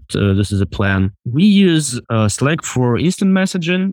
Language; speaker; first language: English; non-native, fluent; Russian